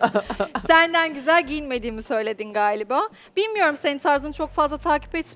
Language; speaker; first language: Turkish; native; Turkish